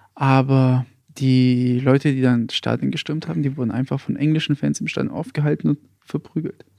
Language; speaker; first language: German; native; German